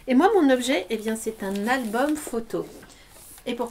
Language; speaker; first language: French; native; French